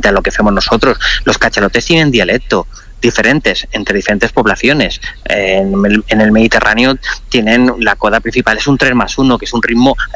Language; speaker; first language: Spanish; non-native, local second language; Catalan